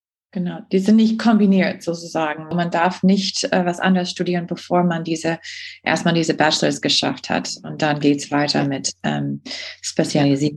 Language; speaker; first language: German; non-native, fluent; English